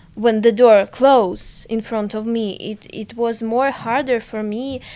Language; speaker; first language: English; non-native, fluent; Ukrainian